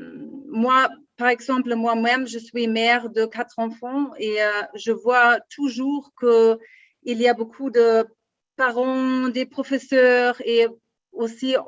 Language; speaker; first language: French; non-native, learner; German